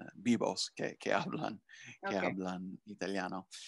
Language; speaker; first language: Spanish; non-native, fluent; English